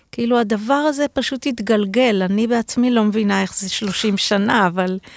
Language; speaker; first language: Hebrew; native; Hebrew